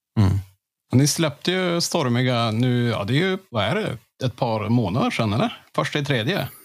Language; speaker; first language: Swedish; native; Swedish